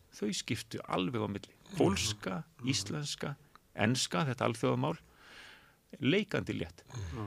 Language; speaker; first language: Icelandic; native; Icelandic